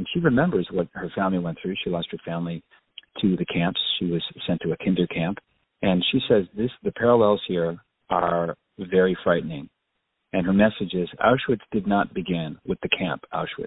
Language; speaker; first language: English; native; English